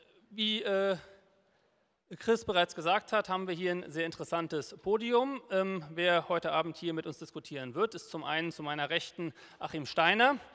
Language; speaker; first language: German; native; German